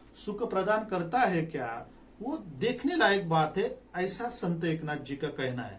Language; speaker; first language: Hindi; non-native, local second language; Marathi